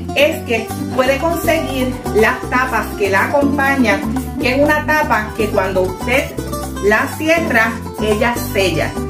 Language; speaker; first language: Spanish; native; Spanish